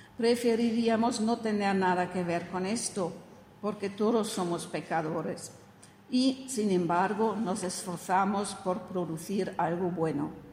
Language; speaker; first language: Spanish; non-native, fluent; German